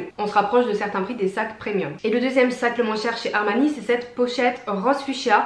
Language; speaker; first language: French; native; French